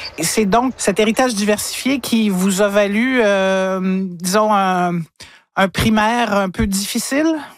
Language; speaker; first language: French; native; French